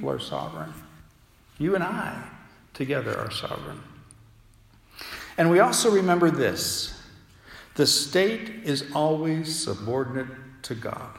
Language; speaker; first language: English; native; English